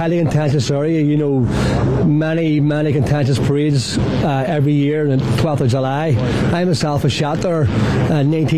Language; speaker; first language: English; native; English